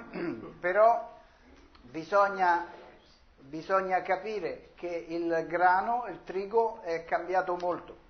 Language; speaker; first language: Spanish; non-native, learner; Italian